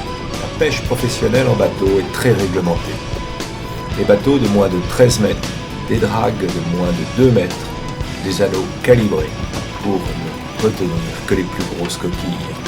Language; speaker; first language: French; native; French